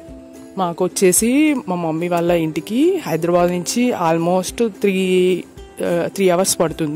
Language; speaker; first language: Telugu; native; Telugu